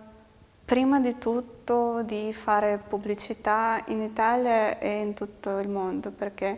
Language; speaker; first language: Italian; non-native, fluent; Russian